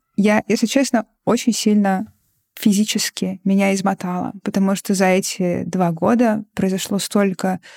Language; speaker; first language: Russian; native; Russian